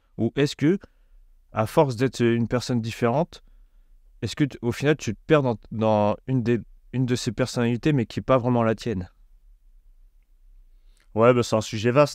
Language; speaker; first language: French; native; French